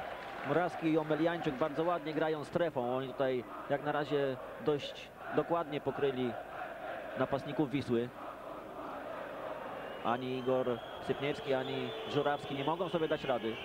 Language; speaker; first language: Polish; native; Polish